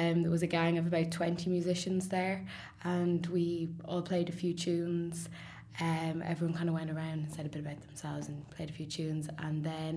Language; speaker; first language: English; native; English